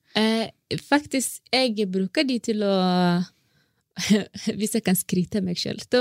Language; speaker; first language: Norwegian; non-native, fluent; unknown